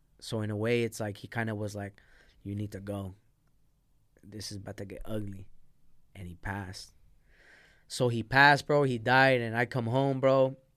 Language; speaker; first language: English; early bilingual, other home language; Spanish